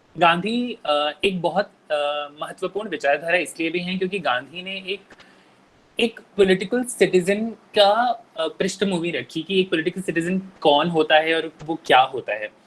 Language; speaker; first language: Hindi; native; Hindi